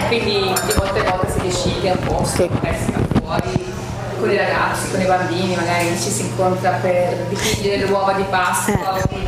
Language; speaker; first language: Italian; non-native, fluent; Swedish